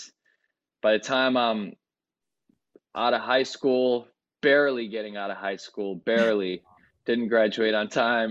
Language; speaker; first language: English; early bilingual, other home language; Greek